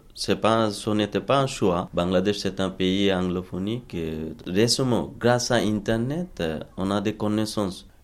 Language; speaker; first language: French; non-native, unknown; Bangla